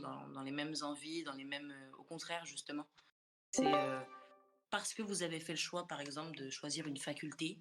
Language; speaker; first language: French; non-native, local second language; Comorian